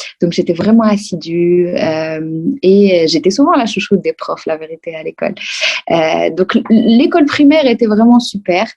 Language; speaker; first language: French; non-native, local second language; Arabic